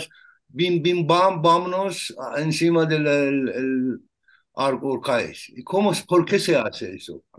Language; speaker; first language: Spanish; non-native, learner; Persian